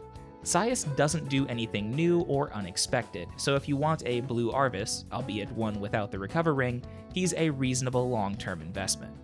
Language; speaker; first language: English; native; English